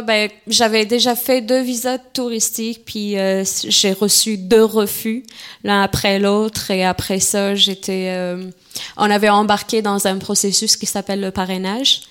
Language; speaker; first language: French; non-native, local second language; Kabyle